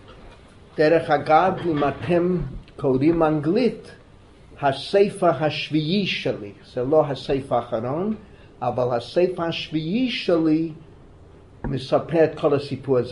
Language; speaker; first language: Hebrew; non-native, fluent; English